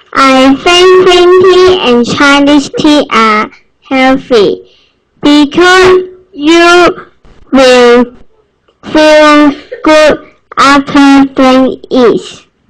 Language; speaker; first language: English; non-native, learner; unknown